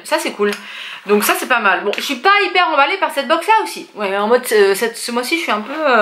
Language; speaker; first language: French; native; French